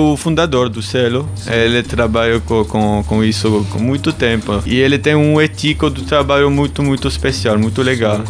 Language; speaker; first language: Portuguese; non-native, learner; German